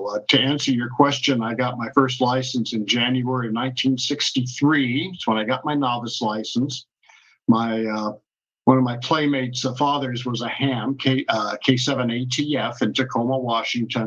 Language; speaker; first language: English; native; English